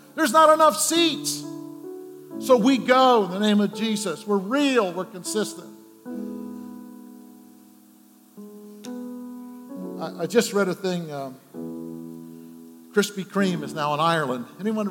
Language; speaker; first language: English; native; English